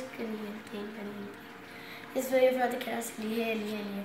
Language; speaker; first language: Dutch; non-native, local second language; Papiamento